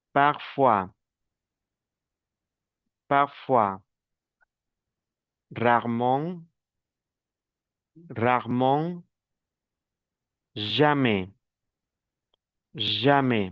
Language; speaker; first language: French; non-native, fluent; Spanish